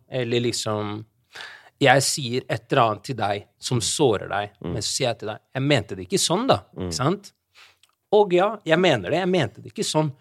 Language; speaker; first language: Norwegian; early bilingual, other home language; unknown